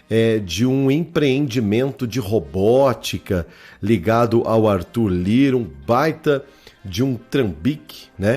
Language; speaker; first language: Portuguese; native; Portuguese